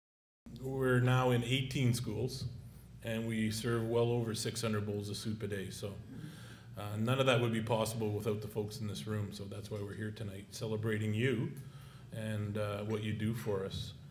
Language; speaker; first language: English; native; English